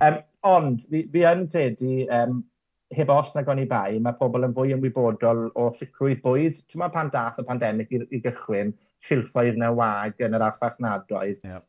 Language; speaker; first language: Welsh; native; Welsh